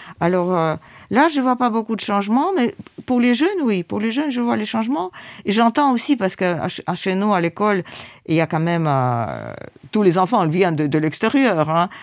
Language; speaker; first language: French; non-native, fluent; Russian